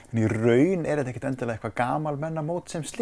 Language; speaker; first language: Icelandic; native; Icelandic